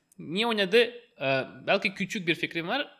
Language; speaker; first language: Turkish; non-native, fluent; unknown